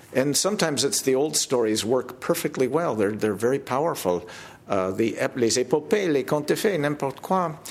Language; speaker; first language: English; native; English